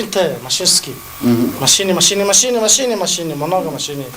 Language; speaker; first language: Russian; non-native, learner; Mongolian